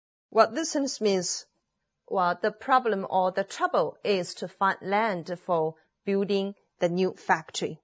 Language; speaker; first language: English; non-native, fluent; Chinese